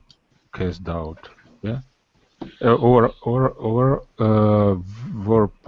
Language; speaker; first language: English; non-native, learner; Russian